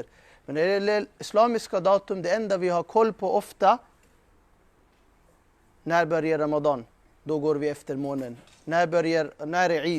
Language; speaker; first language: Swedish; non-native, fluent; Urdu